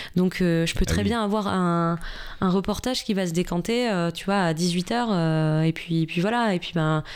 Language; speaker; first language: French; native; French